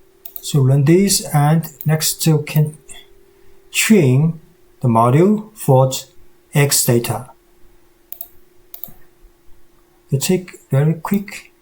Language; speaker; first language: English; non-native, fluent; Chinese